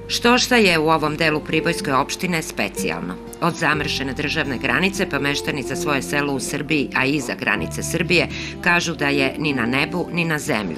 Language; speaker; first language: Serbian; native; Serbian